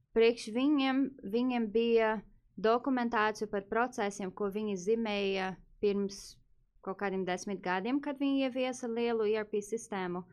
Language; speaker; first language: Latvian; non-native, fluent; Portuguese